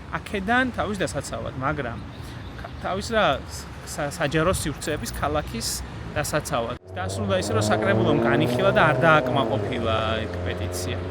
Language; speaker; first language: Georgian; native; Georgian